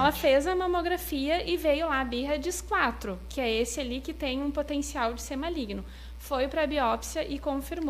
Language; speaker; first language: Portuguese; native; Portuguese